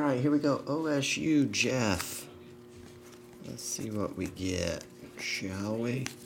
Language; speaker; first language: English; native; English